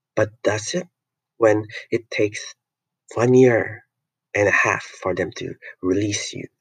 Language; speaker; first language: English; non-native, local second language; Filipino